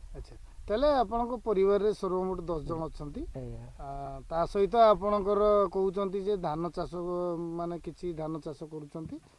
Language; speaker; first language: Odia; native; Odia